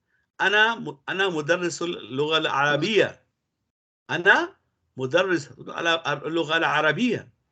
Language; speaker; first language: Arabic; non-native, learner; Urdu